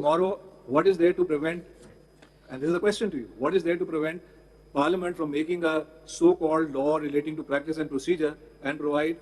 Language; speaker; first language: English; non-native, local second language; Urdu